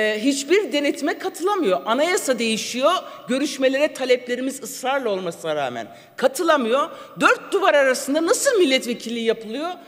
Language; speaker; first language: Turkish; non-native, local second language; Kurdish